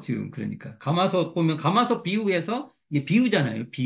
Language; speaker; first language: Korean; native; Korean